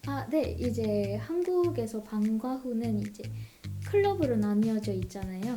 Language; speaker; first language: Korean; non-native, fluent; Malay